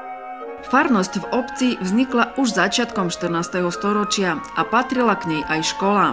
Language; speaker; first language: Slovak; native; Slovak